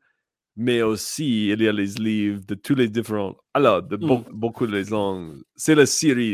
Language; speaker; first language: French; non-native, learner; English